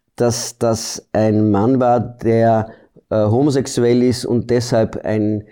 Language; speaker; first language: German; early bilingual, heritage; German